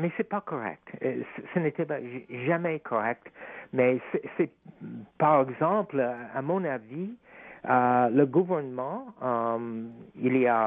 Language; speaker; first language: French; non-native, fluent; English